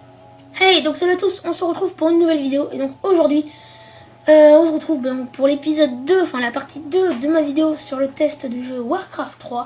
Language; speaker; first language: French; native; French